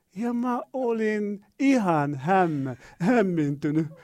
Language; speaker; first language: Finnish; non-native, learner; Arabic